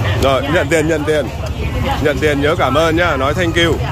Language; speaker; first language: Vietnamese; native; Vietnamese